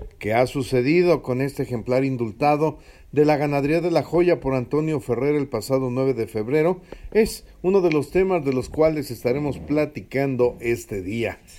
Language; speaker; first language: Spanish; native; Spanish